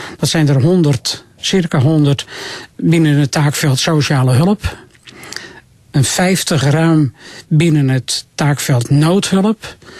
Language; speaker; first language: Dutch; native; Dutch